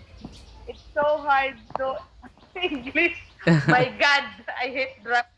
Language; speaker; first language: English; non-native, learner; Cebuano